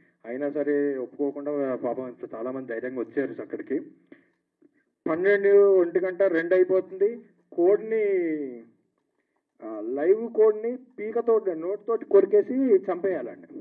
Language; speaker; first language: Telugu; native; Telugu